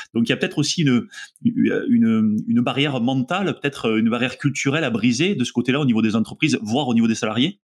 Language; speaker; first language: French; native; French